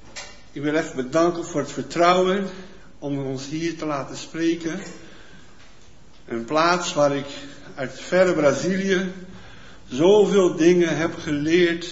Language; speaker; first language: Dutch; non-native, fluent; Portuguese